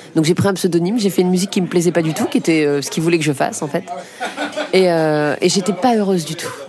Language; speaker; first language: French; native; French